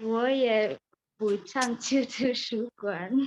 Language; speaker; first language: Chinese; non-native, learner; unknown